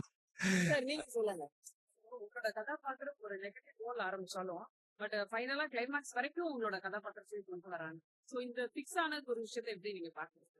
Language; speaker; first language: Tamil; native; Tamil